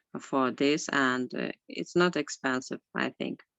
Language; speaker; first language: English; non-native, learner; Azerbaijani